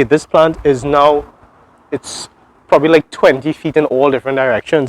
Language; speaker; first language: English; native; English